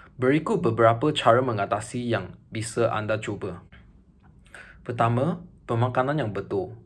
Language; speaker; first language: Malay; non-native, local second language; Chinese